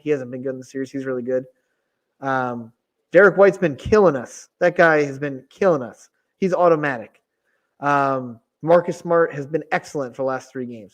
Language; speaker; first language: English; native; English